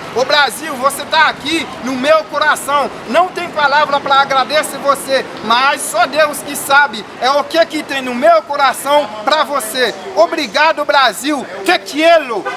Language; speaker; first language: Portuguese; non-native, learner; Haitian Creole